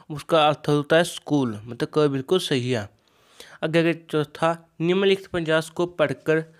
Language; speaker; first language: Hindi; non-native, local second language; Punjabi